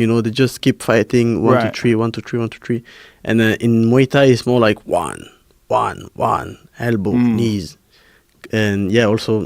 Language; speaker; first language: English; non-native, fluent; French